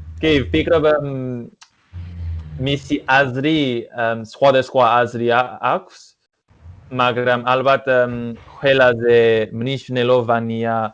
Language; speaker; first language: Georgian; non-native, learner; English